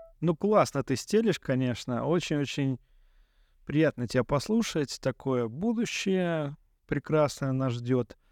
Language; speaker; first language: Russian; native; Russian